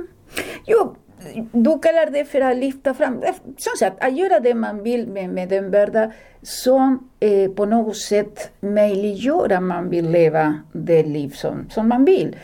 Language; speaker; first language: Swedish; non-native, fluent; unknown